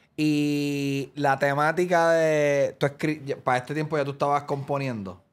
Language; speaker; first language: Spanish; native; Spanish